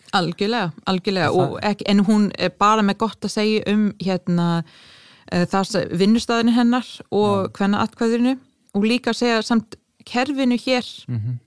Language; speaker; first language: Icelandic; non-native, fluent; English